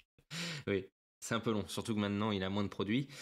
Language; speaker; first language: French; native; French